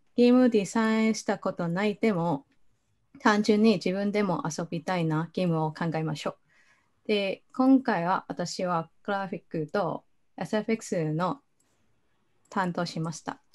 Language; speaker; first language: Japanese; non-native, fluent; Cantonese